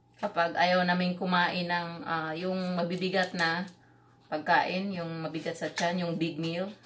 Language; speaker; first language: Filipino; non-native, local second language; Cebuano